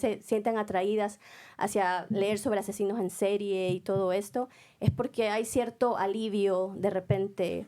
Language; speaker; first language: Spanish; native; Spanish